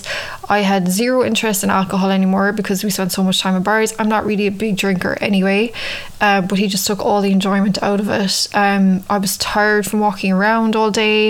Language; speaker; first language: English; native; English